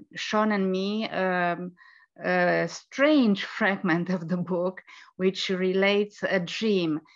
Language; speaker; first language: English; non-native, fluent; Romanian